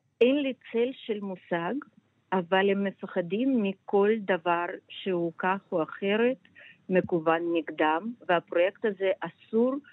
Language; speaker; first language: Hebrew; non-native, fluent; Russian